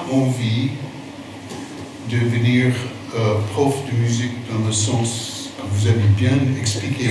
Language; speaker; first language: French; non-native, fluent; English